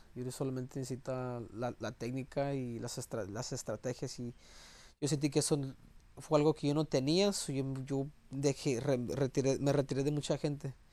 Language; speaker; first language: Spanish; early bilingual, heritage; Spanish